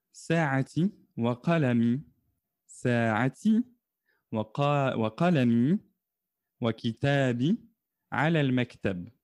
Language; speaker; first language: Arabic; non-native, fluent; French